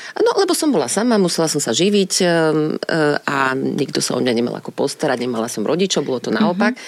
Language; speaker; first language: Slovak; native; Slovak